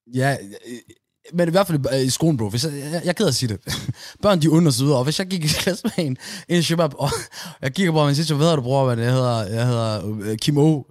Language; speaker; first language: Danish; early bilingual, other home language; Somali